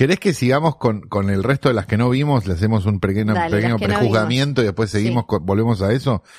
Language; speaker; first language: Spanish; native; Spanish